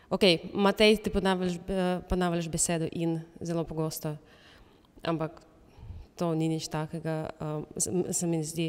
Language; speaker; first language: Slovenian; non-native, fluent; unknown